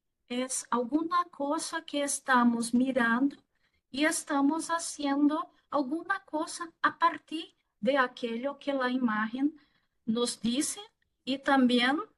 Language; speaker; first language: Spanish; non-native, fluent; Portuguese